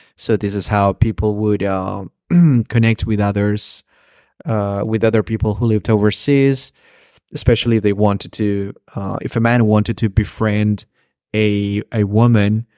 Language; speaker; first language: English; early bilingual, other home language; Spanish